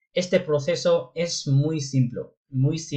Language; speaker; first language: Spanish; non-native, fluent; Urdu